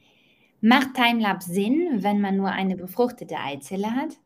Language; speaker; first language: German; native; German